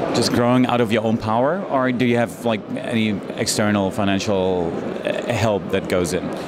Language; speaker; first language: English; non-native, fluent; German